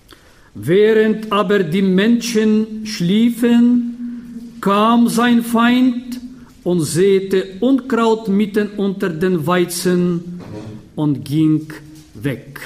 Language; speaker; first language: German; non-native, fluent; Bulgarian